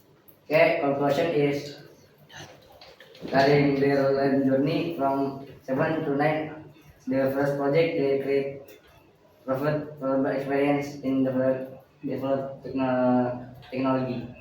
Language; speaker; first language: English; non-native, learner; Indonesian